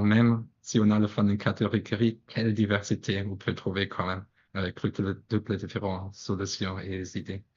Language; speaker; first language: French; non-native, fluent; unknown